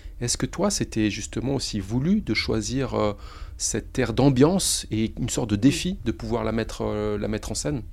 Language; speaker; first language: French; native; French